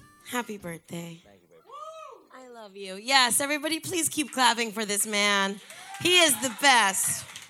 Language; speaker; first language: English; early bilingual, other home language; Spanish